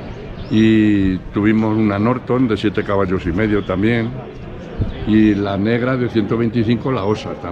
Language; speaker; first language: Spanish; native; Spanish